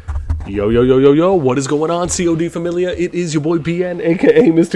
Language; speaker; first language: English; native; English